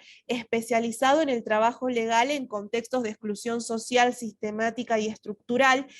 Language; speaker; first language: Spanish; native; Spanish